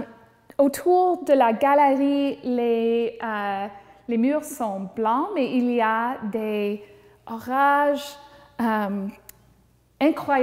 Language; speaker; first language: French; non-native, local second language; English